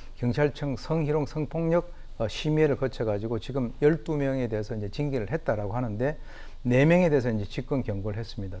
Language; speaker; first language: Korean; native; Korean